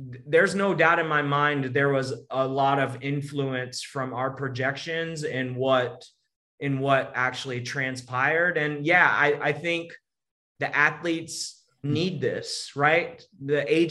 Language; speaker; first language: English; native; English